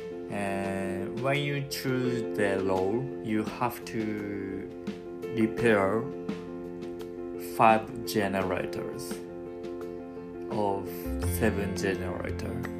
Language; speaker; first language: English; non-native, learner; Japanese